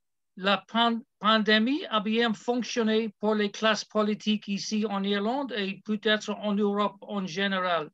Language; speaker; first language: French; non-native, learner; English